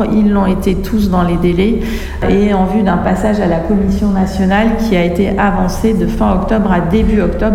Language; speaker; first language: French; native; French